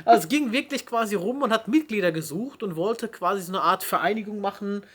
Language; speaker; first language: German; native; German